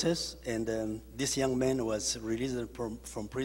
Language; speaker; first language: English; non-native, local second language; Kinyarwanda